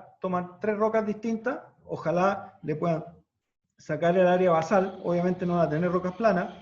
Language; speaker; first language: Spanish; native; Spanish